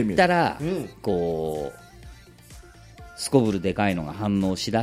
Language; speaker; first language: Japanese; native; Japanese